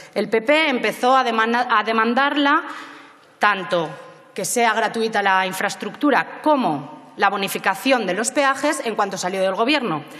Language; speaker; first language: Spanish; native; Spanish